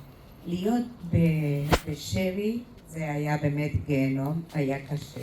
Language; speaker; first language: Hebrew; non-native, fluent; Spanish